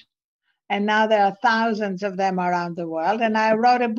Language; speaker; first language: English; non-native, fluent; Greek